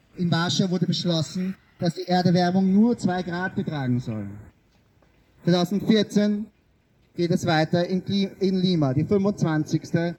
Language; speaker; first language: German; native; German